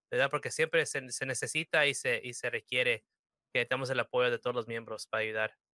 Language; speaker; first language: Spanish; early bilingual, heritage; Spanish